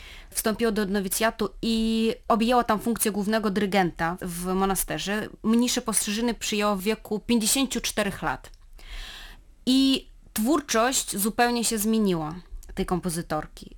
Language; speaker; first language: Polish; non-native, fluent; Russian